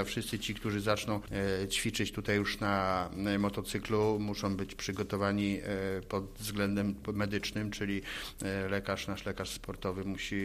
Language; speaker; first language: Polish; native; Polish